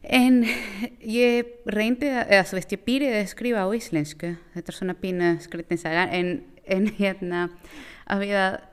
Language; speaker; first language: Icelandic; non-native, fluent; Lithuanian